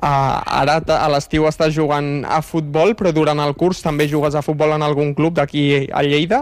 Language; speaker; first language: Catalan; native; Catalan